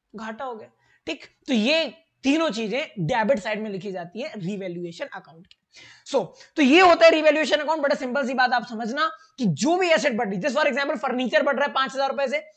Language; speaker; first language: Hindi; native; Hindi